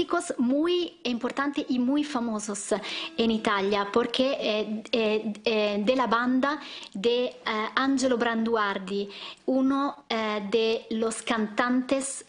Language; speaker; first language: Spanish; non-native, learner; Italian